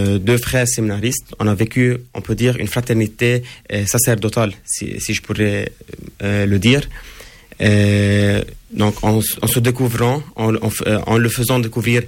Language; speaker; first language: French; non-native, local second language; Arabic